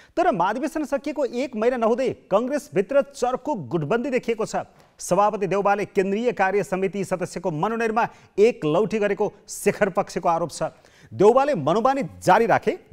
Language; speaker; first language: Nepali; native; Nepali